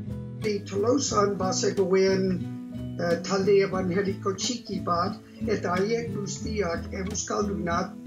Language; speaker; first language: Basque; non-native, fluent; English